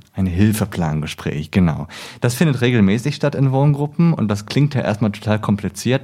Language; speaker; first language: German; native; German